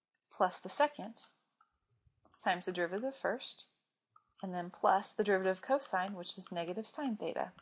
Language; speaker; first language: English; native; English